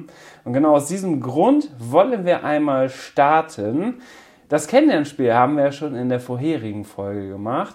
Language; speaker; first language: German; native; German